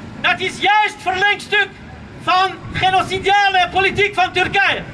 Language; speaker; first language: Dutch; non-native, fluent; Armenian